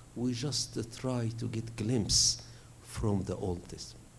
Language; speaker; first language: English; non-native, fluent; Arabic